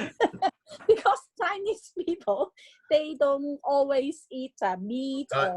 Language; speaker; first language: English; non-native, learner; Cantonese